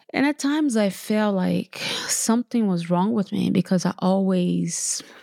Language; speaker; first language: English; early bilingual, other home language; Portuguese